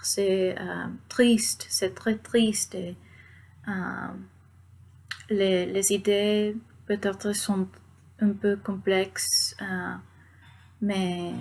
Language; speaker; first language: French; non-native, learner; Spanish